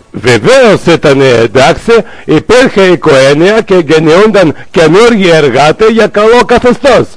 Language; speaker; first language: Greek; non-native, learner; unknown